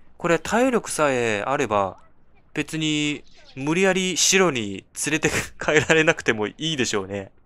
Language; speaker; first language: Japanese; non-native, fluent; Chinese